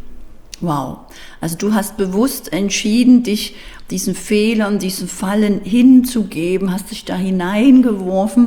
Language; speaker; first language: German; native; German